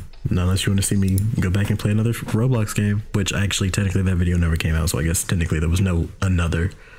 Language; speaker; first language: English; native; English